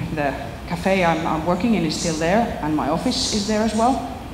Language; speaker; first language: English; non-native, fluent; Finnish